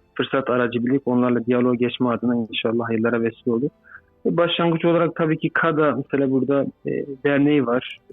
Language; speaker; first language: Turkish; native; Turkish